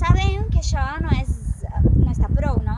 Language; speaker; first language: Catalan; non-native, fluent; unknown